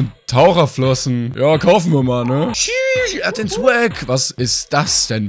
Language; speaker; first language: German; native; German